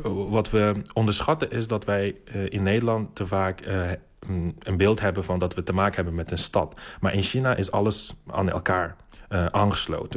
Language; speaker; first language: Dutch; non-native, fluent; Uyghur